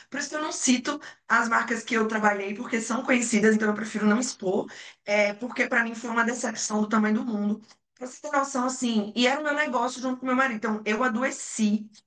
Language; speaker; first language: Portuguese; native; Portuguese